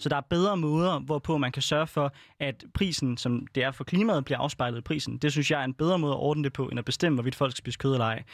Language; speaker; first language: Danish; native; Danish